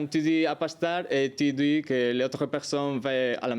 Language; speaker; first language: French; non-native, learner; Spanish